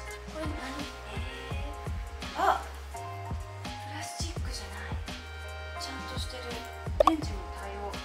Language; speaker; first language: Japanese; native; Japanese